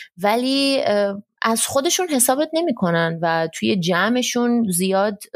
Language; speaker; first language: Persian; early bilingual, heritage; Persian